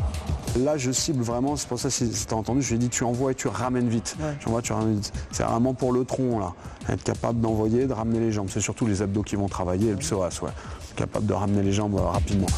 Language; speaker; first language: French; native; French